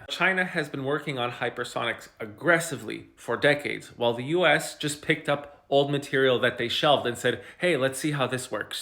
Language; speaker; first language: English; native; English